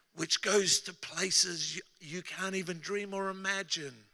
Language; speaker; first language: English; native; English